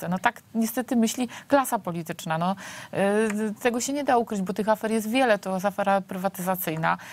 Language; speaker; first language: Polish; native; Polish